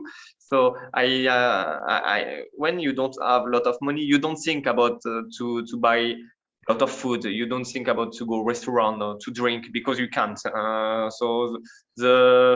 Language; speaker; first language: English; non-native, learner; French